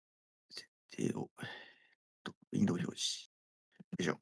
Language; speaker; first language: Japanese; native; Japanese